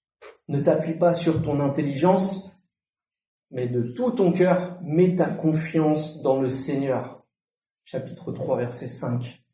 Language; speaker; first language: French; native; French